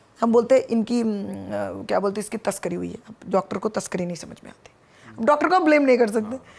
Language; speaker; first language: Hindi; non-native, local second language; Bangla